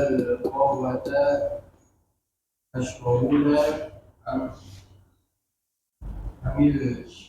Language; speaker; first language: Arabic; non-native, learner; Indonesian